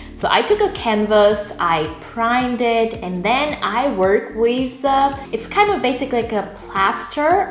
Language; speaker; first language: English; non-native, fluent; Russian